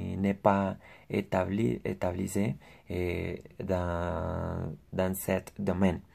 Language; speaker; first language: French; non-native, learner; Spanish